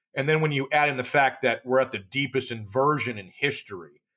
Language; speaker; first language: English; native; English